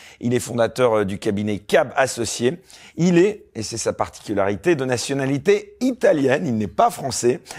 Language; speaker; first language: French; native; French